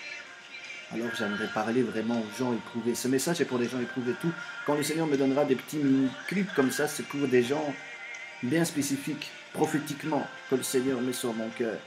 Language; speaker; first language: French; native; French